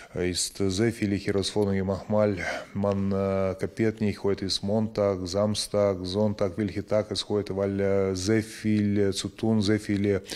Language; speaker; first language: German; non-native, learner; Ukrainian